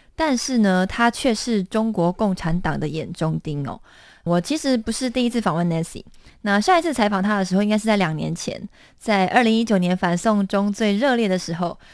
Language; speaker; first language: Chinese; native; Chinese